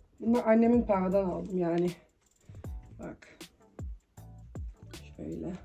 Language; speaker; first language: Turkish; early bilingual, heritage; Turkish